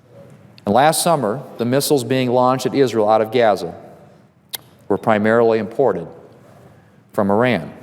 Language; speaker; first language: English; native; English